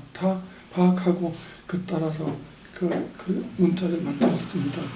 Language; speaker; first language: Korean; non-native, fluent; German